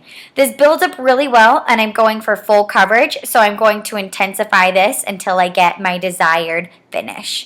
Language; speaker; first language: English; native; English